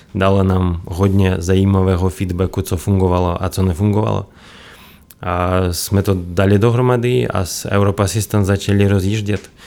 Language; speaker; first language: Czech; non-native, fluent; Russian